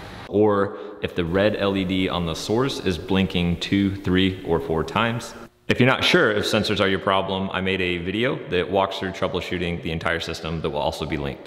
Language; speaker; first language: English; native; English